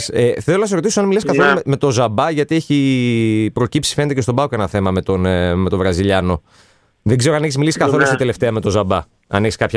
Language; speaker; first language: Greek; native; Greek